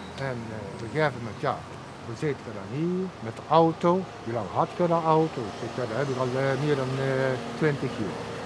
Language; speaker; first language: Dutch; native; Dutch